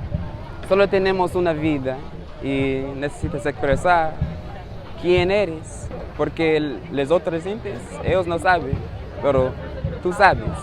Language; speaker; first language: Spanish; non-native, learner; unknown